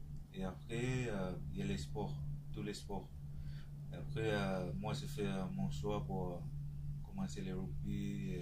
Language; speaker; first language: French; non-native, learner; Tongan